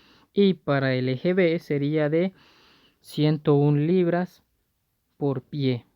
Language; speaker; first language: Spanish; native; Spanish